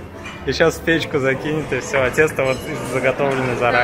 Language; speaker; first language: Russian; native; Russian